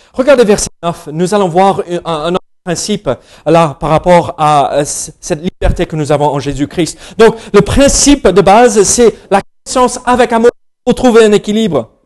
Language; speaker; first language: French; non-native, fluent; English